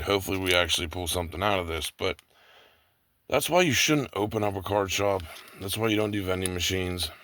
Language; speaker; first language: English; native; English